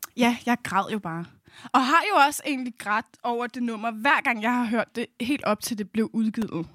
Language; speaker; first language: Danish; native; Danish